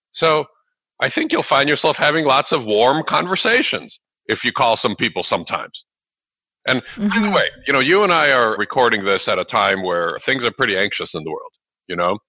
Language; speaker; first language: English; early bilingual, other home language; Russian